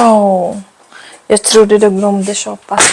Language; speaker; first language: Swedish; non-native, learner; Filipino